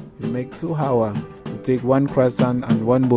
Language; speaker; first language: English; non-native, learner; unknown